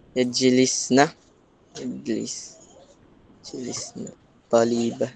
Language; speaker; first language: Arabic; non-native, learner; Filipino